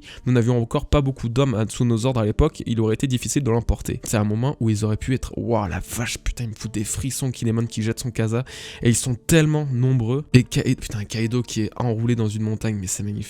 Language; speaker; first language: French; native; French